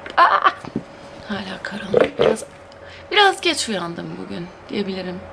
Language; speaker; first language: Turkish; early bilingual, heritage; Turkish